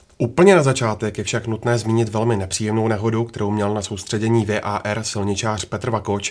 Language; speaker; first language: Czech; native; Czech